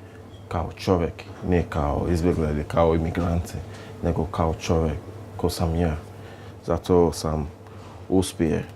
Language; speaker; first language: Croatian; non-native, learner; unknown